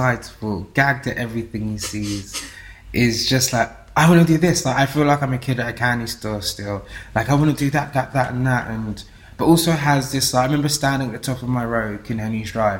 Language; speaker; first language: English; native; English